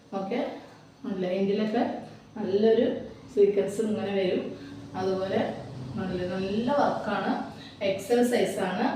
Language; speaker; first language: Malayalam; native; Malayalam